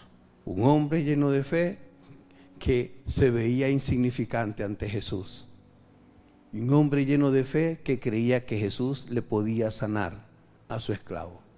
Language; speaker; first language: Spanish; native; Spanish